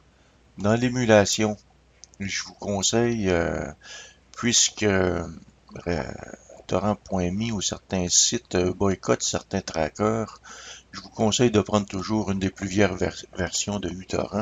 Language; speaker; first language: French; native; French